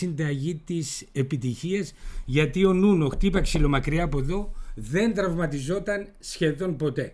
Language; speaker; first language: Greek; native; Greek